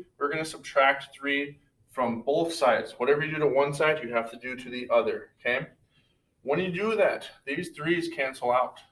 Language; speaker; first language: English; native; English